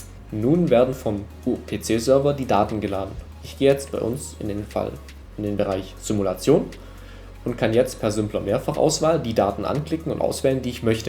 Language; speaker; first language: German; native; German